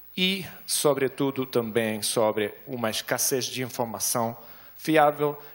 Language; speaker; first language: Portuguese; non-native, fluent; German